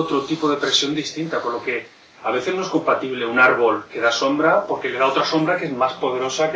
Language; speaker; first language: Spanish; native; Spanish